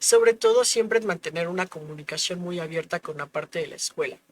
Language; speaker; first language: Spanish; native; Spanish